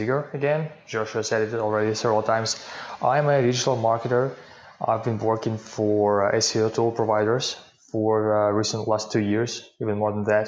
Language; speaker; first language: English; non-native, fluent; Ukrainian